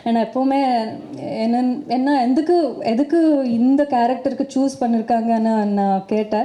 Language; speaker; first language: Tamil; non-native, learner; Kannada